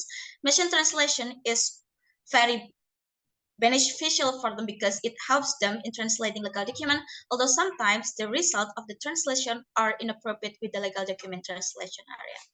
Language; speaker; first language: English; non-native, learner; Indonesian